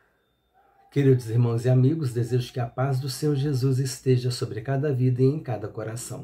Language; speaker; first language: Portuguese; native; Portuguese